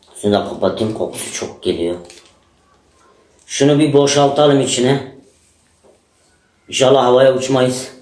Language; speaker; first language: Turkish; native; Turkish